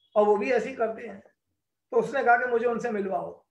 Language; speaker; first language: Hindi; native; Hindi